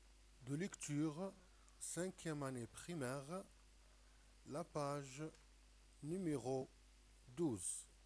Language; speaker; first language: French; non-native, local second language; Arabic